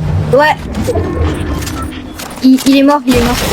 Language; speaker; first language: French; native; French